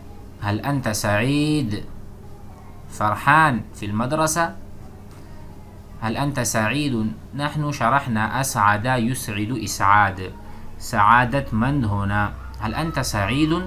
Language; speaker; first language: Arabic; non-native, fluent; Urdu